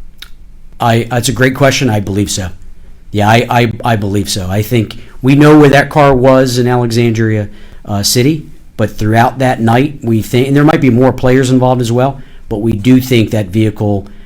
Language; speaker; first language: English; native; English